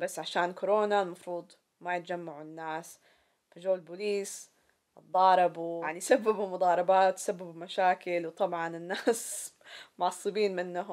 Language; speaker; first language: Arabic; native; Arabic